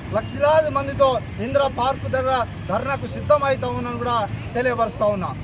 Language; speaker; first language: Telugu; non-native, local second language; Lambadi